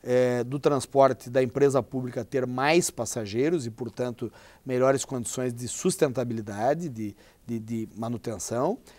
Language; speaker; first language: Portuguese; native; Portuguese